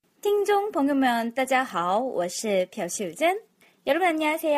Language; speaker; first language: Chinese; non-native, fluent; Korean